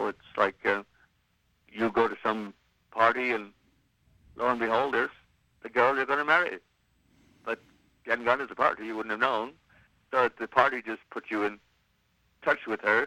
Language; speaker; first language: English; native; English